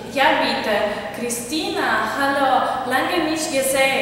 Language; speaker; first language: German; non-native, learner; Ukrainian